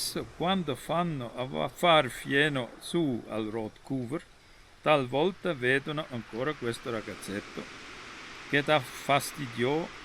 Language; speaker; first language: Italian; non-native, fluent; German